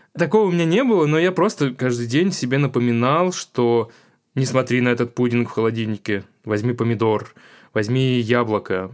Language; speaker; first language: Russian; native; Russian